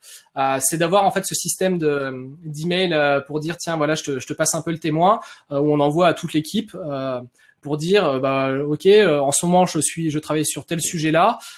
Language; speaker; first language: French; native; French